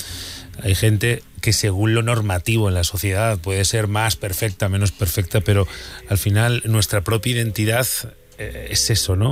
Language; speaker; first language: Spanish; native; Spanish